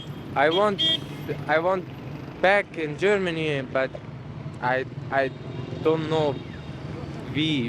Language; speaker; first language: English; non-native, learner; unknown